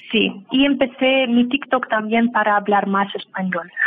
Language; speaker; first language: Spanish; non-native, learner; Russian